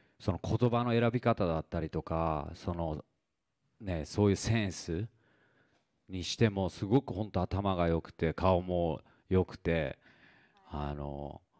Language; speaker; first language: Japanese; native; Japanese